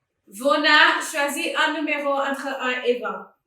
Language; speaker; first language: French; non-native, fluent; English